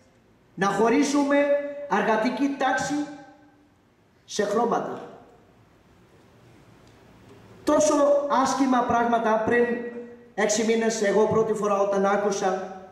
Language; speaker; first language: Greek; non-native, learner; Urdu